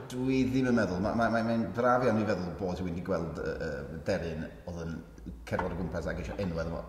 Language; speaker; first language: Welsh; native; Welsh